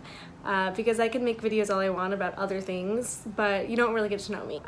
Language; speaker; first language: English; native; English